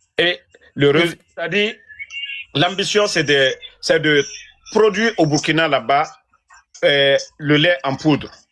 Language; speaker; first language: French; non-native, local second language; Mandingo